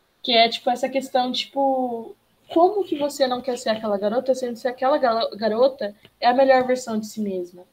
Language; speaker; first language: Portuguese; native; Portuguese